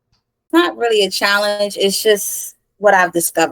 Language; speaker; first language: English; native; English